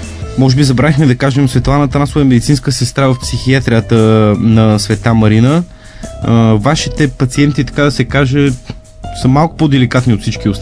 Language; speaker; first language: Bulgarian; native; Bulgarian